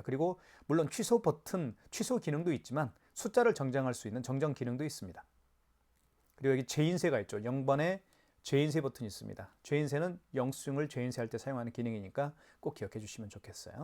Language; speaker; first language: Korean; native; Korean